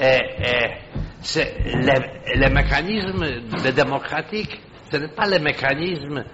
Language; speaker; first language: French; non-native, fluent; Polish